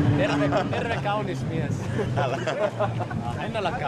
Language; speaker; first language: Finnish; non-native, learner; German